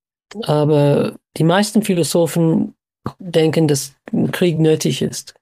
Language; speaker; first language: German; non-native, fluent; English